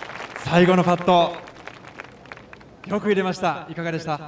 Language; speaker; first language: Japanese; native; Japanese